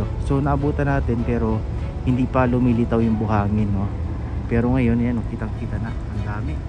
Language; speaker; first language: Filipino; native; Filipino